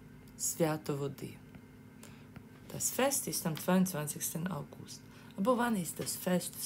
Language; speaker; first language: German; non-native, fluent; Ukrainian